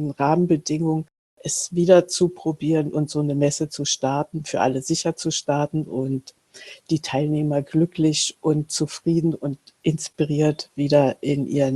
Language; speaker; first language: German; native; German